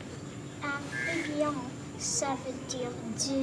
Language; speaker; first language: French; non-native, learner; English